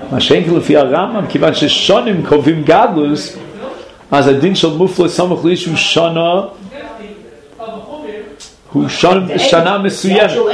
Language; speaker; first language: Hebrew; non-native, fluent; English